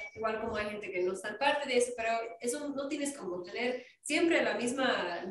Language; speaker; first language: Spanish; non-native, fluent; English